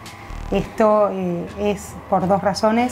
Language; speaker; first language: Spanish; native; Spanish